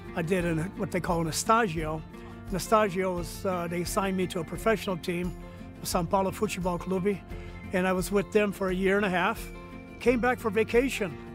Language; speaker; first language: English; early bilingual, other home language; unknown